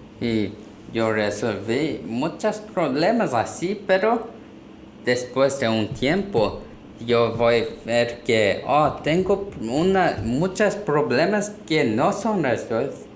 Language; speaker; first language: Spanish; non-native, learner; Korean